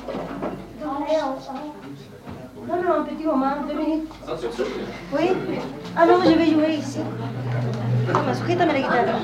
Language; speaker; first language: French; non-native, learner; Spanish